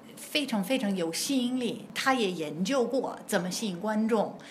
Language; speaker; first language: Chinese; non-native, fluent; German